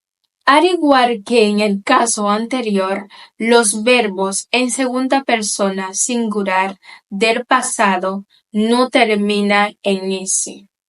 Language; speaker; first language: Spanish; non-native, fluent; Haitian Creole